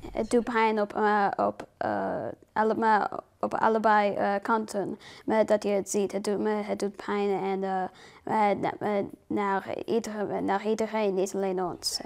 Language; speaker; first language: Dutch; early bilingual, heritage; Dutch